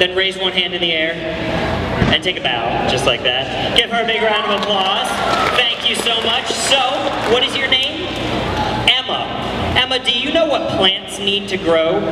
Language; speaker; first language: English; native; English